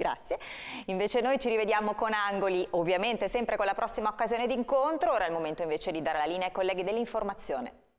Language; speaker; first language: Italian; native; Italian